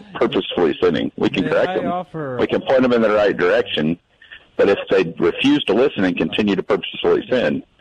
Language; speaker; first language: English; native; English